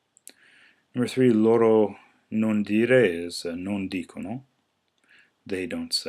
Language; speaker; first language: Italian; non-native, fluent; English